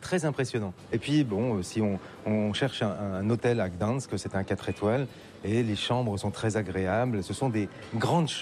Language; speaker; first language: French; native; French